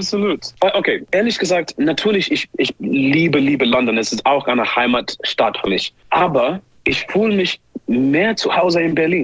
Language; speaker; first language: German; non-native, learner; English